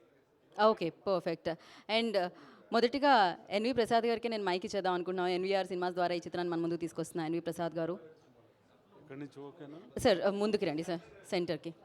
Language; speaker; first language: Telugu; native; Telugu